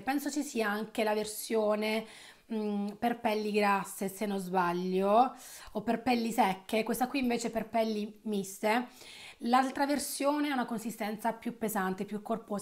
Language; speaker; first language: Italian; native; Italian